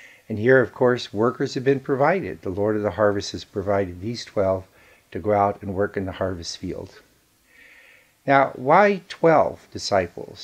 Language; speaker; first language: English; native; English